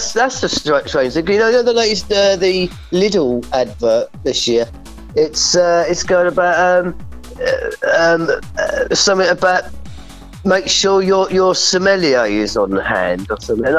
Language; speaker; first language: English; native; English